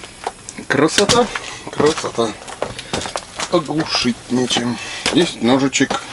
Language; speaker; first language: Russian; native; Russian